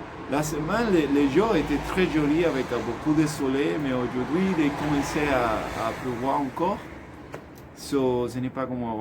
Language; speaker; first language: French; non-native, learner; Spanish